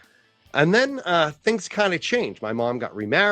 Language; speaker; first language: English; native; English